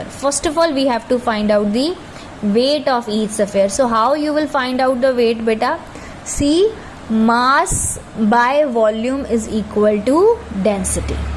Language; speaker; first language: English; non-native, local second language; Hindi